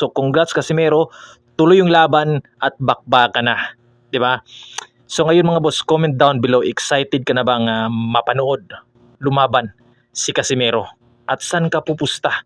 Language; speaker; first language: Filipino; non-native, local second language; Cebuano